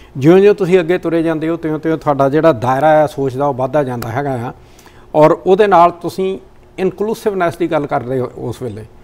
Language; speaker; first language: Punjabi; native; Punjabi